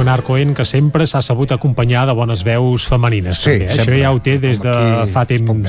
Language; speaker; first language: Catalan; native; Catalan